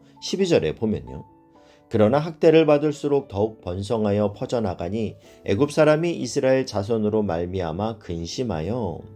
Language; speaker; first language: Korean; native; Korean